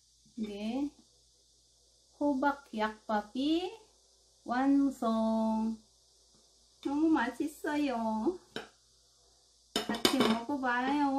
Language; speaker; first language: Korean; non-native, learner; Filipino